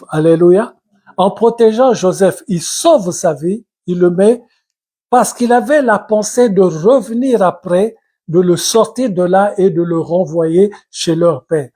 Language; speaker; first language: French; non-native, local second language; Lingala